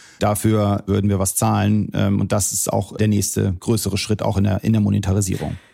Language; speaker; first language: German; early bilingual, other home language; Arabic